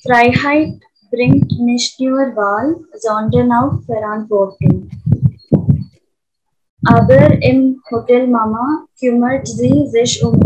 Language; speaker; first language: German; non-native, learner; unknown